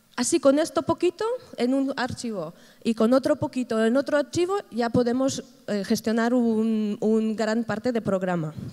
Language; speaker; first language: Spanish; non-native, fluent; Polish